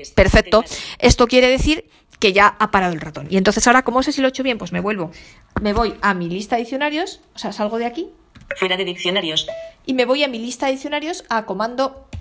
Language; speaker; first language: Spanish; native; Spanish